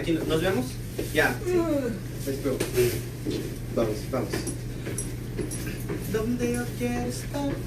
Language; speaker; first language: Spanish; non-native, fluent; Portuguese